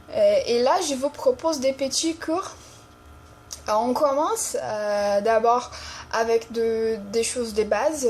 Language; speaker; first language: French; non-native, fluent; Portuguese